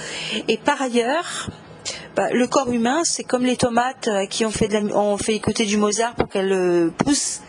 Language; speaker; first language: French; native; French